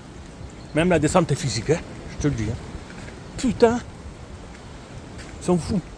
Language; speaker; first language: French; native; French